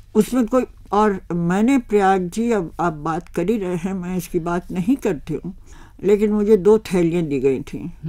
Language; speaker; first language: Hindi; native; Hindi